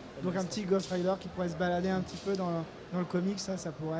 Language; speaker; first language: French; native; French